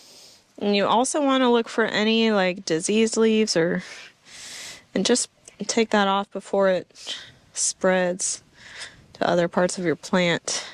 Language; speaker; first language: English; native; English